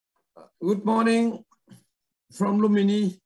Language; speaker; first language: English; non-native, fluent; Vietnamese